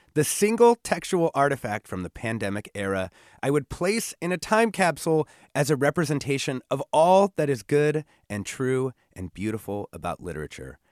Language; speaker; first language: English; native; English